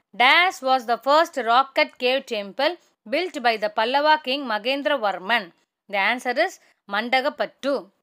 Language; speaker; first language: English; non-native, local second language; Tamil